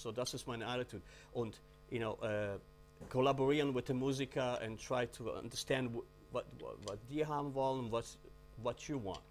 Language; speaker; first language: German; non-native, learner; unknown